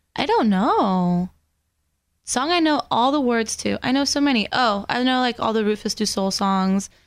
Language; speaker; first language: English; early bilingual, other home language; Spanish